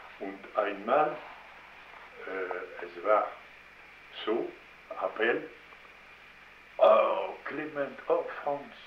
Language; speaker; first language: German; non-native, learner; French